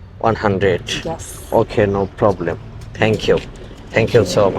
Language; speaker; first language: English; non-native, fluent; Bangla